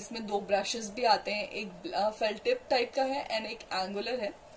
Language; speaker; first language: Hindi; native; Hindi